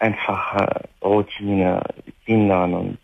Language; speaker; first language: German; non-native, fluent; Arabic